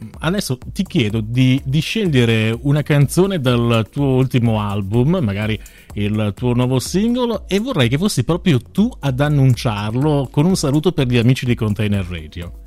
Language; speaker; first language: Italian; native; Italian